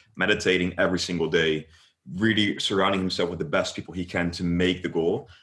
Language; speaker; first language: English; non-native, fluent; Dutch